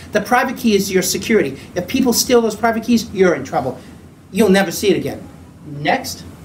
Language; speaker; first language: English; native; English